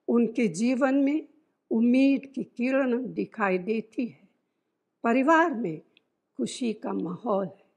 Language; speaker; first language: Hindi; non-native, fluent; Italian